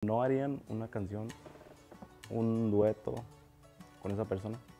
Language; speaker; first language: Spanish; early bilingual, heritage; Spanish